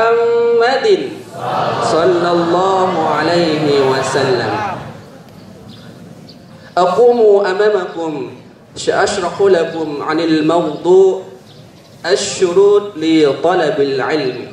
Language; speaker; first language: Arabic; non-native, learner; Indonesian